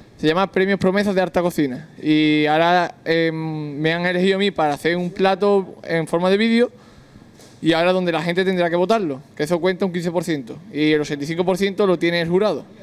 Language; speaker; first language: Spanish; native; Spanish